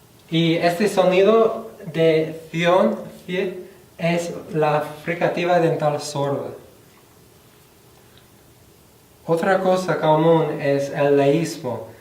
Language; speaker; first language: Spanish; non-native, fluent; English